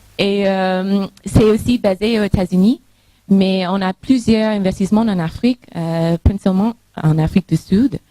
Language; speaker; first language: French; non-native, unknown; English